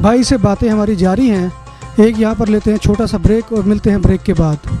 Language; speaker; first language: Urdu; native; Urdu